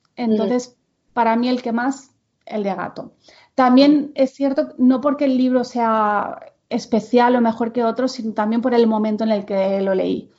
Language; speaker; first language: Spanish; non-native, local second language; Catalan